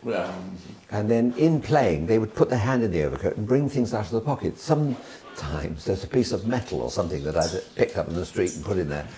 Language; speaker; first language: English; native; English